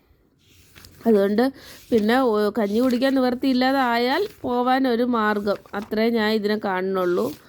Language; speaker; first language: Malayalam; native; Malayalam